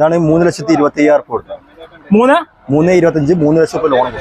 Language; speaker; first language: Malayalam; native; Malayalam